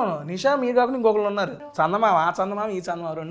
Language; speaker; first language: Telugu; native; Telugu